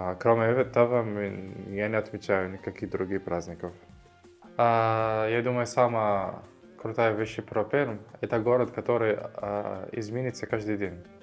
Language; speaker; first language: Russian; non-native, fluent; Arabic